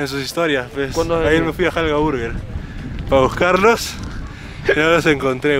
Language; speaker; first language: Spanish; native; Spanish